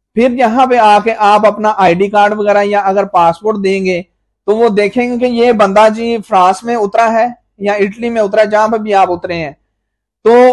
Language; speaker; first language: Urdu; non-native, local second language; Punjabi